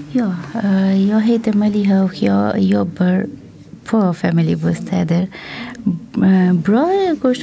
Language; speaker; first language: Swedish; non-native, learner; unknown